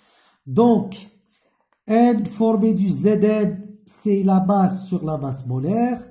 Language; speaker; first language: French; non-native, local second language; Arabic